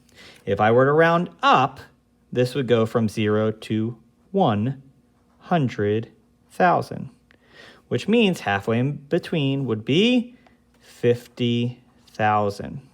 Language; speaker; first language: English; native; English